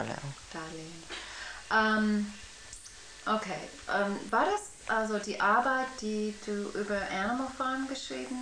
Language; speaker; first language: German; non-native, fluent; English